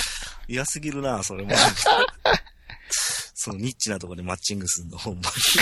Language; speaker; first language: Japanese; native; Japanese